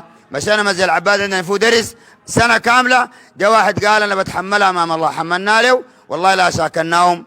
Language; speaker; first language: Arabic; native; Arabic